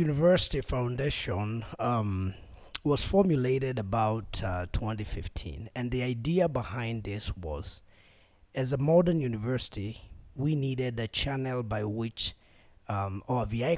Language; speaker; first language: English; non-native, local second language; Kamba